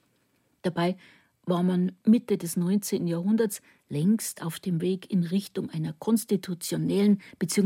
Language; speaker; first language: German; native; German